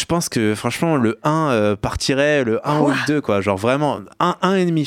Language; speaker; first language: French; native; French